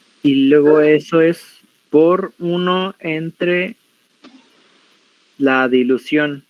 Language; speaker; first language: Spanish; native; Spanish